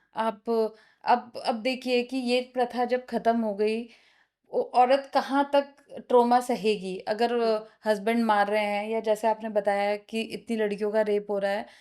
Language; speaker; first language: Hindi; non-native, local second language; Nepali